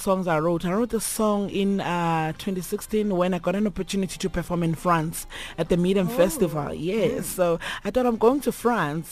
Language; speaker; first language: English; non-native, local second language; Swati